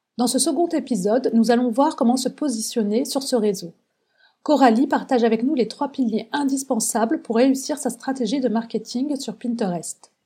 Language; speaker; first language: French; native; French